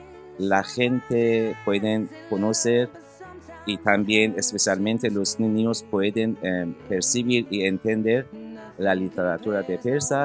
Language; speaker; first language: Spanish; non-native, learner; Persian